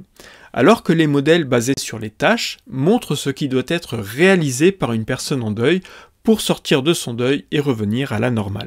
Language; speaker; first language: French; native; French